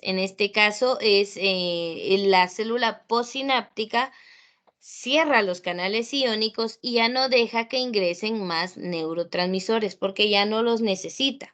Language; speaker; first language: Spanish; native; Spanish